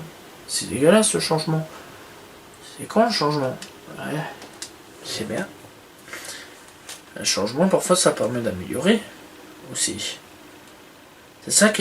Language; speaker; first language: French; native; French